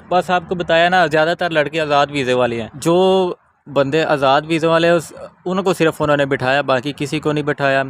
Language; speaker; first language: Urdu; non-native, local second language; Punjabi